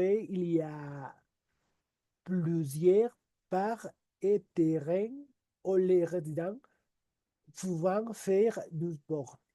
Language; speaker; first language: French; non-native, learner; Spanish